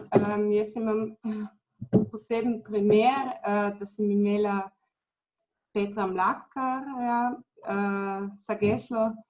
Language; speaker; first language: Slovenian; non-native, fluent; German